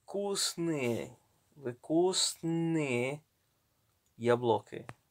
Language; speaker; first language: Russian; non-native, learner; Morisyen